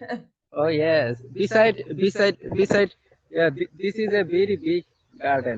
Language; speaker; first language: English; non-native, learner; Bangla